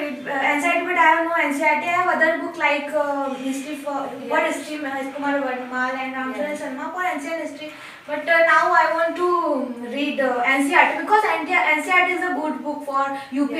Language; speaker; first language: English; non-native, learner; Hindi